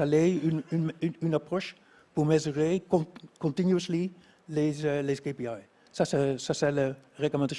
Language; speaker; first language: French; non-native, fluent; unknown